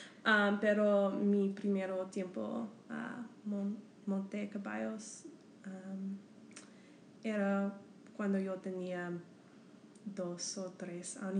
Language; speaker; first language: Spanish; non-native, learner; English